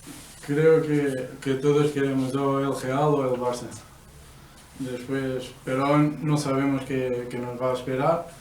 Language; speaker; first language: Spanish; non-native, fluent; Portuguese